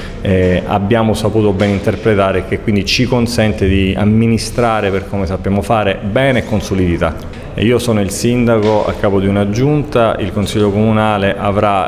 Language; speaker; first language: Italian; native; Italian